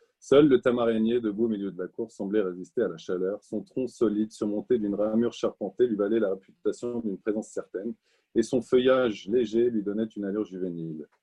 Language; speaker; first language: French; native; French